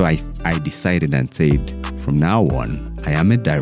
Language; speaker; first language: English; non-native, local second language; Nyankole